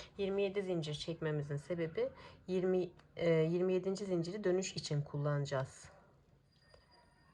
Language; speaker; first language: Turkish; native; Turkish